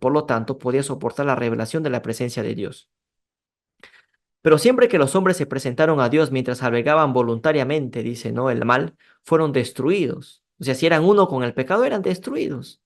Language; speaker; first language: Spanish; native; Spanish